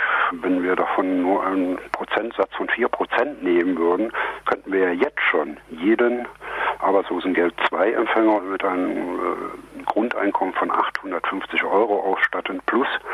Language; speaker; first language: German; native; German